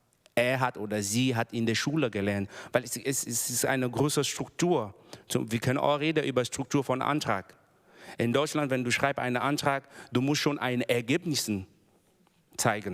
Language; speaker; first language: German; non-native, learner; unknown